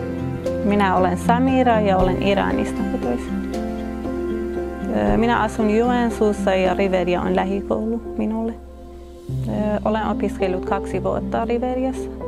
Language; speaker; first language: Finnish; non-native, learner; Persian